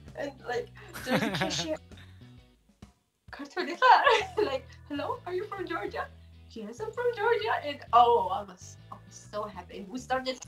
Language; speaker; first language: English; non-native, fluent; Turkish